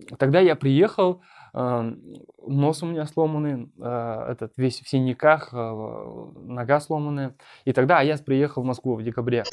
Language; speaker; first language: Russian; non-native, local second language; Bashkir